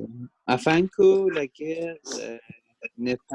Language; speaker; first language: French; non-native, learner; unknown